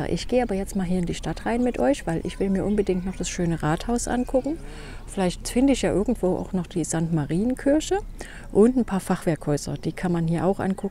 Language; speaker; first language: German; native; German